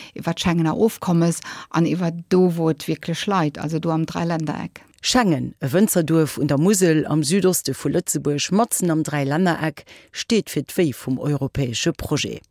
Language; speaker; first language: Luxembourgish; native; Luxembourgish